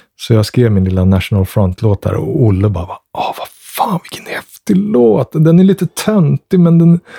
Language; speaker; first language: Swedish; native; Swedish